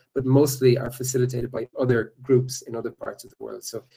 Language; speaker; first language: English; native; English